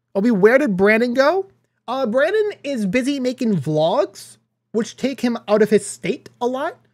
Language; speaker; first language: English; native; English